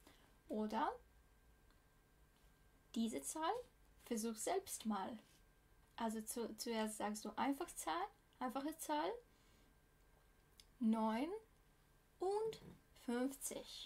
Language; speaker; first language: German; non-native, fluent; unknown